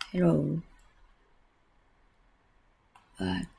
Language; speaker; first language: English; non-native, learner; Japanese